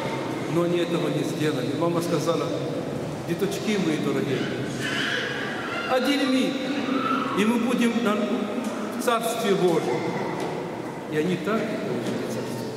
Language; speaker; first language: Russian; non-native, local second language; Ukrainian